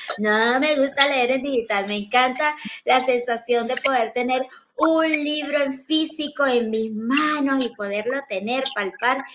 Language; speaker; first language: Spanish; native; Spanish